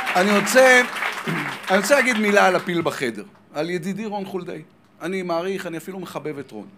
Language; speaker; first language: Hebrew; native; Hebrew